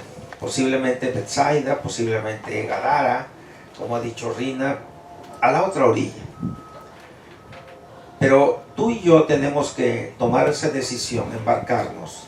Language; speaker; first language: Spanish; native; Spanish